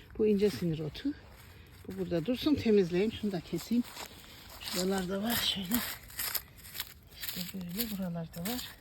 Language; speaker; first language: Turkish; native; Turkish